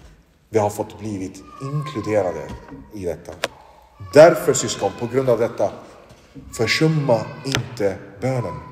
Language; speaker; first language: Swedish; non-native, local second language; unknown